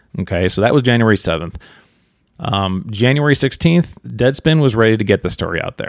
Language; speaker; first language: English; native; English